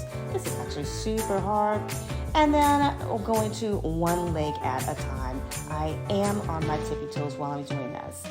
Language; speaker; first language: English; native; English